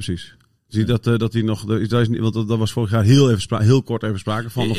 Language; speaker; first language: Dutch; native; Dutch